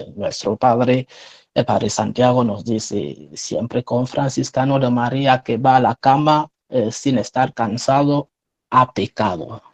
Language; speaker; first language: Spanish; non-native, fluent; French